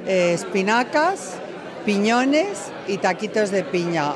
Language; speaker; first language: Spanish; native; Spanish